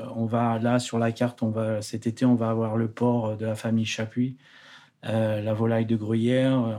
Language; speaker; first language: French; native; French